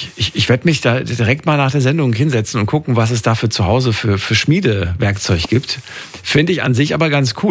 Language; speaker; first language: German; native; German